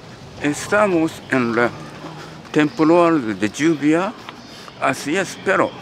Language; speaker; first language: Spanish; non-native, learner; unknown